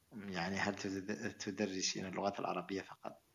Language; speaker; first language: Arabic; native; Arabic